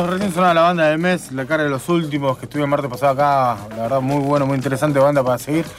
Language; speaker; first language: Spanish; native; Spanish